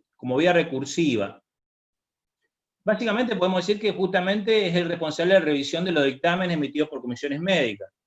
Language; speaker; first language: Spanish; native; Spanish